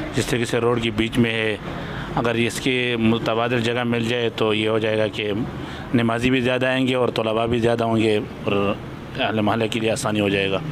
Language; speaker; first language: Urdu; non-native, local second language; Pashto